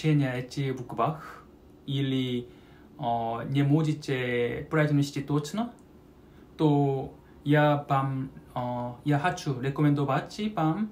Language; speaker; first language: Russian; non-native, learner; Korean